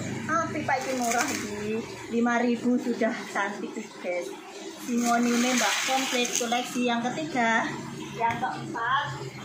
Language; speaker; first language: Indonesian; non-native, local second language; Javanese